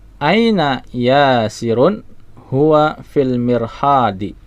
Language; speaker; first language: Arabic; non-native, fluent; Indonesian